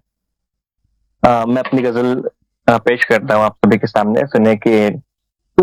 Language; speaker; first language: Hindi; native; Hindi